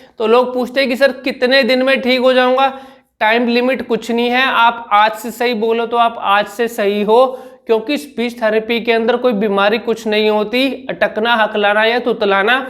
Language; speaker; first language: Hindi; native; Hindi